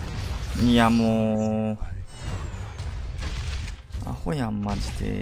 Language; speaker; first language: Japanese; native; Japanese